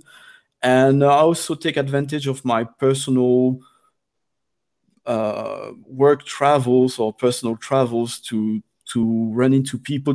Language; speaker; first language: English; non-native, fluent; French